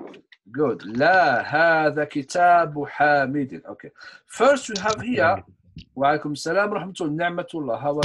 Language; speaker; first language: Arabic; non-native, fluent; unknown